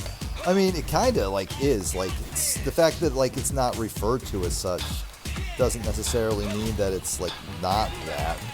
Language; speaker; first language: English; native; English